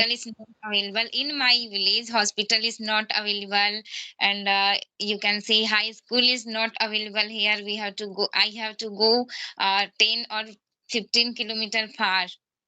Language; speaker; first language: English; non-native, learner; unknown